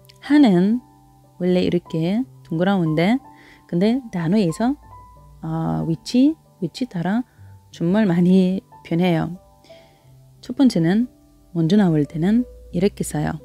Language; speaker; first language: Korean; non-native, learner; Arabic